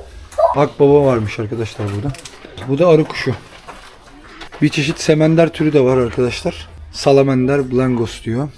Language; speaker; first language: Turkish; native; Turkish